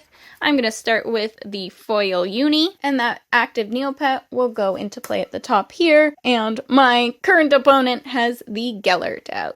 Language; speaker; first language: English; native; English